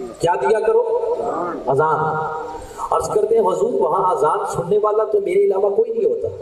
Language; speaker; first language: Urdu; non-native, local second language; Punjabi